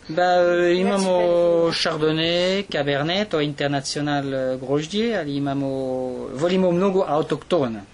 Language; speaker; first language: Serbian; non-native, learner; French